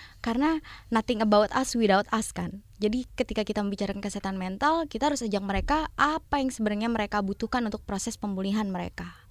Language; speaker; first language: Indonesian; native; Indonesian